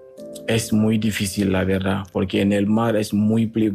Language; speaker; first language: Spanish; non-native, fluent; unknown